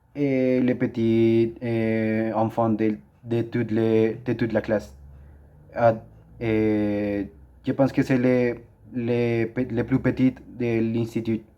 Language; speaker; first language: French; non-native, learner; Spanish